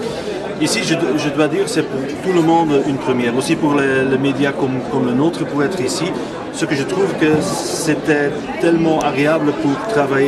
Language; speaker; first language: French; non-native, local second language; Dutch